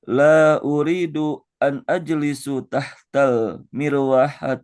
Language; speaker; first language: Arabic; non-native, learner; Indonesian